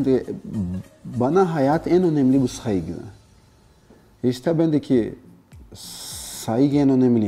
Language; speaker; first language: Turkish; non-native, learner; Portuguese